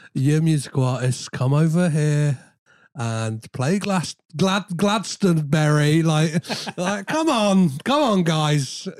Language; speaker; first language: English; early bilingual, other home language; Greek